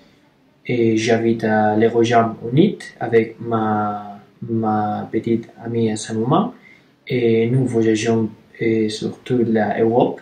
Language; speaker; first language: French; non-native, learner; Spanish